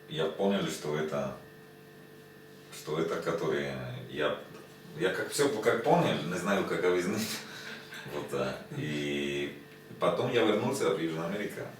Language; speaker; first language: Russian; non-native, learner; Spanish